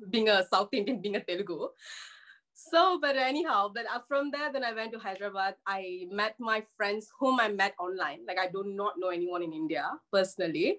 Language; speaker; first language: English; non-native, local second language; Telugu